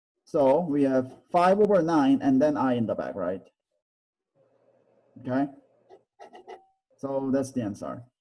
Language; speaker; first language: English; non-native, fluent; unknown